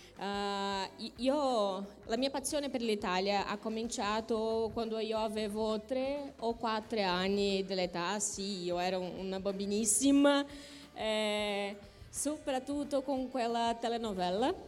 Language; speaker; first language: Italian; non-native, learner; Portuguese